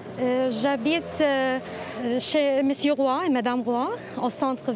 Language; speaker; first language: French; non-native, learner; Arabic